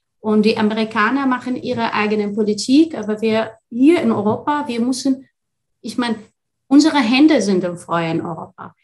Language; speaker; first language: German; non-native, fluent; Arabic